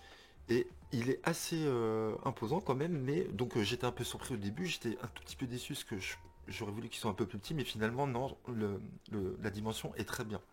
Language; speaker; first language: French; native; French